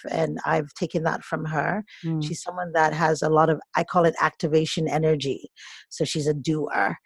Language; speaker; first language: English; native; English